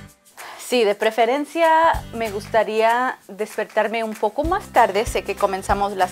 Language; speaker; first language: Spanish; early bilingual, heritage; Spanish